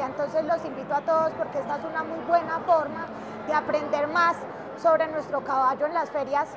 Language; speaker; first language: Spanish; native; Spanish